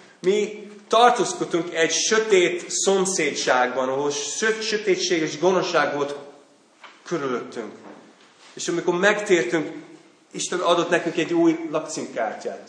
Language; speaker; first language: Hungarian; non-native, fluent; English